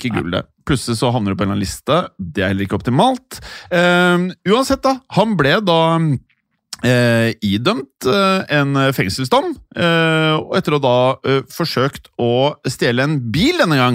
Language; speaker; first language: Norwegian; native; Norwegian